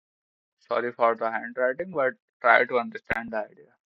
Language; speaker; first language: English; non-native, local second language; Hindi